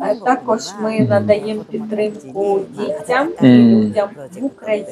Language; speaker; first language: Ukrainian; non-native, fluent; Japanese